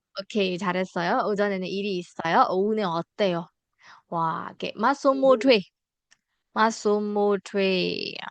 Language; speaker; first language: Korean; non-native, fluent; Burmese